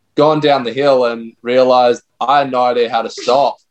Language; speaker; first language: English; native; English